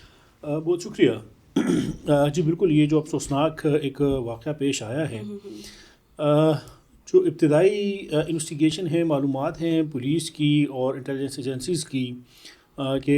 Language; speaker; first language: Urdu; non-native, local second language; Pashto